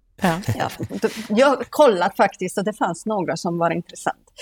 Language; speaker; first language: Swedish; non-native, fluent; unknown